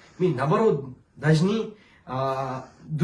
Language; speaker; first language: Russian; non-native, learner; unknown